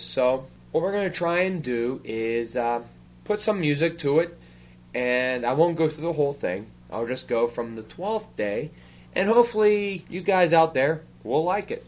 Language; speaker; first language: English; early bilingual, other home language; Ukrainian